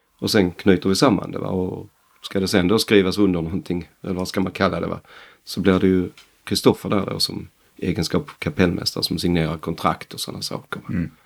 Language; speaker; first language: Swedish; native; Swedish